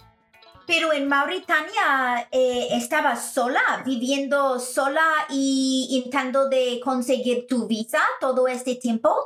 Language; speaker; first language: Spanish; non-native, fluent; English